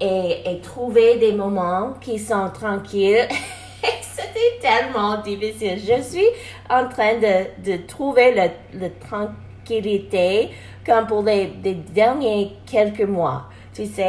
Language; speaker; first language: French; non-native, learner; English